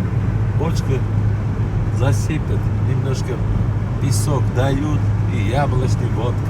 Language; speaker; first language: Russian; non-native, learner; Armenian